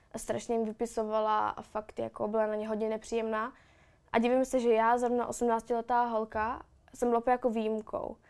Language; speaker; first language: Czech; native; Czech